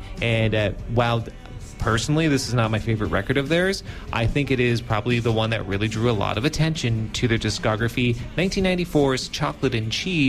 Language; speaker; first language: English; native; English